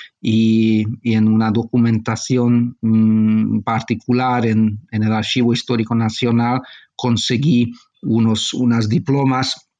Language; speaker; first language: Spanish; non-native, fluent; Hungarian